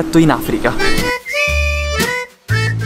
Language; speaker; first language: Italian; native; Italian